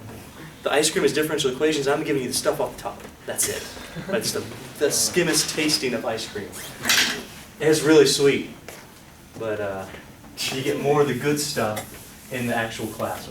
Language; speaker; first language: English; native; English